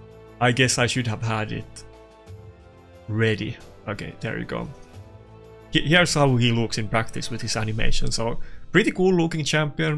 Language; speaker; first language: English; non-native, fluent; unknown